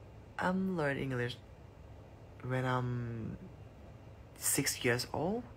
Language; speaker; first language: English; non-native, learner; Thai